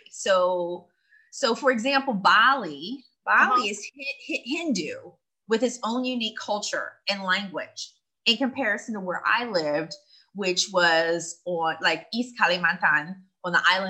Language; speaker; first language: English; native; English